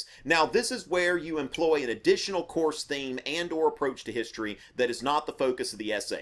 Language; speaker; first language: English; native; English